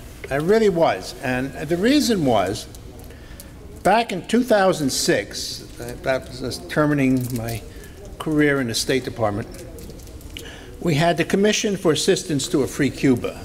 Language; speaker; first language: English; native; English